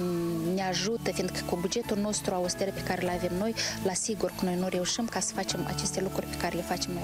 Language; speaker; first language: Romanian; native; Romanian